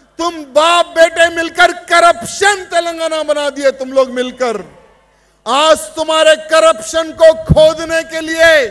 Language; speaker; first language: Hindi; native; Hindi